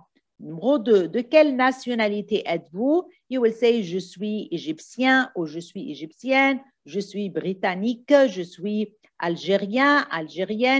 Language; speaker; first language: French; non-native, fluent; Arabic